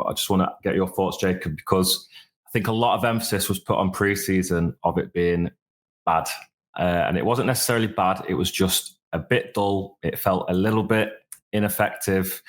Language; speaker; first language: English; native; English